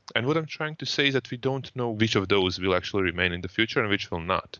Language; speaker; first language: English; non-native, fluent; Croatian